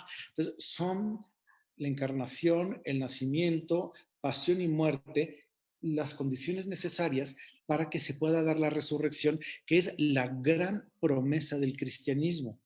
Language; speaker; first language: Spanish; native; Spanish